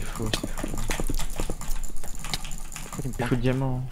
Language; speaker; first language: French; native; French